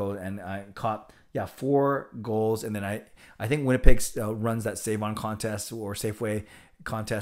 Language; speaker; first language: English; native; English